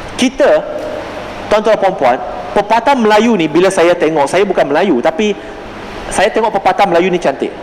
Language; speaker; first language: Malay; non-native, local second language; Chinese